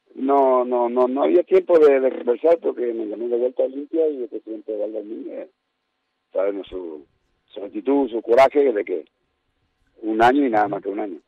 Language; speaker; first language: Spanish; native; Spanish